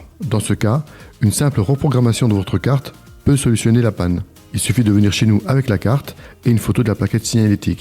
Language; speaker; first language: French; native; French